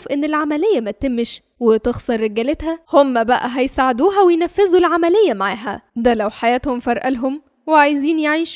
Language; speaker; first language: Arabic; native; Arabic